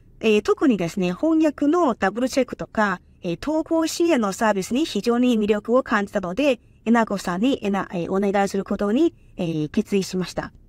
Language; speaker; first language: Japanese; non-native, fluent; Chinese